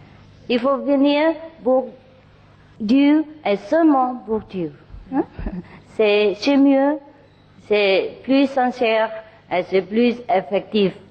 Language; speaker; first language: French; non-native, learner; Vietnamese